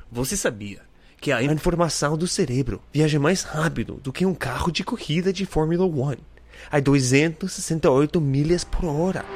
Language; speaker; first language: Portuguese; non-native, learner; English